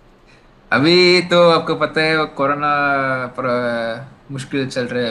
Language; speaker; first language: Hindi; non-native, local second language; Tamil